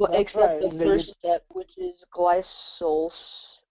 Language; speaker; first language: English; native; English